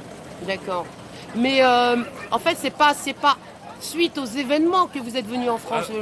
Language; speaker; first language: French; native; French